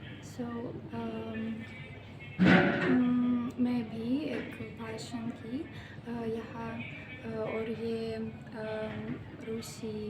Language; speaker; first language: Hindi; non-native, learner; Russian